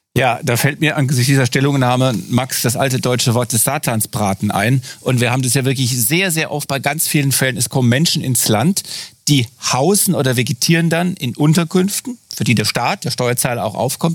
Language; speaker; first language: German; native; German